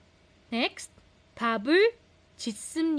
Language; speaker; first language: Korean; non-native, fluent; Filipino